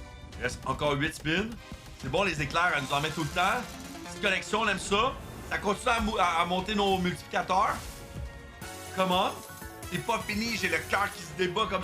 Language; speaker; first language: French; native; French